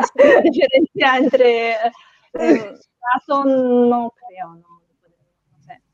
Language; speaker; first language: Spanish; non-native, fluent; Russian